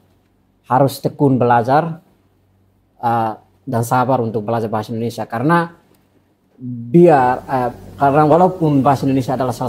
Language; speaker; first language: Indonesian; non-native, fluent; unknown